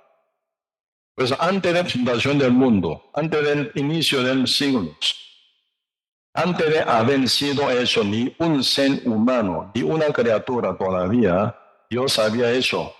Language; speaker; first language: Spanish; non-native, learner; Korean